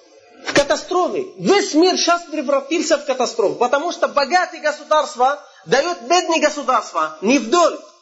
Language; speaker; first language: Russian; non-native, fluent; Arabic